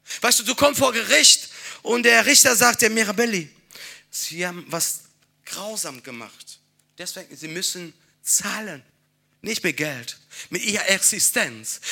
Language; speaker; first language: German; non-native, fluent; Italian